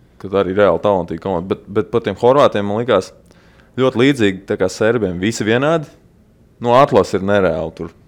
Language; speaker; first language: Latvian; native; Latvian